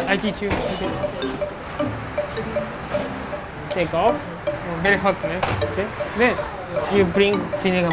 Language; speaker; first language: English; non-native, learner; Japanese